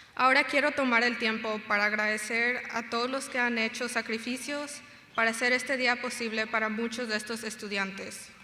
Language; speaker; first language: Spanish; early bilingual, other home language; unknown